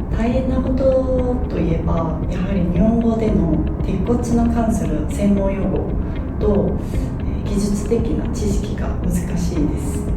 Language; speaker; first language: Japanese; non-native, fluent; Korean